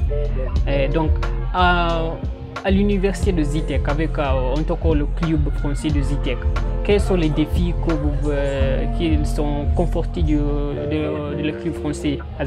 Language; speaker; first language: French; non-native, fluent; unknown